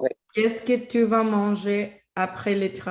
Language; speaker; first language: French; non-native, learner; Spanish